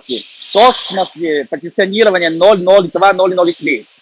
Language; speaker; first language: Russian; non-native, learner; Chinese